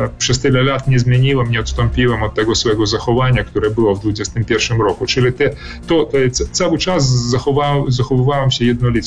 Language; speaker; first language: Polish; early bilingual, heritage; Polish